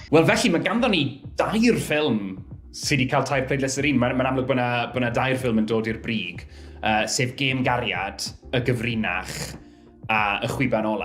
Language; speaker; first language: Welsh; native; Welsh